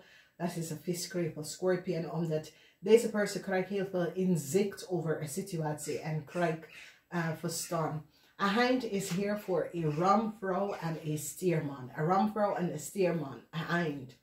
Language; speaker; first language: Dutch; non-native, learner; English